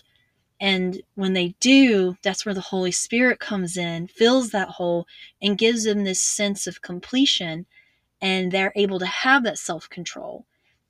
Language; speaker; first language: English; native; English